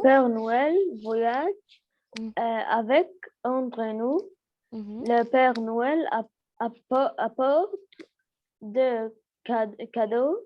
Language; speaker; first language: French; non-native, learner; Arabic